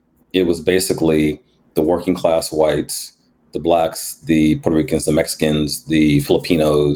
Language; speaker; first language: English; native; English